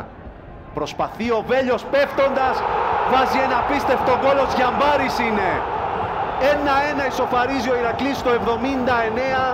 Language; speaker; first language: Greek; native; Greek